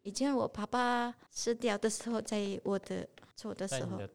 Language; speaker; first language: Chinese; non-native, learner; Indonesian